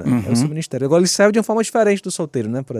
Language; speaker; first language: Portuguese; native; Portuguese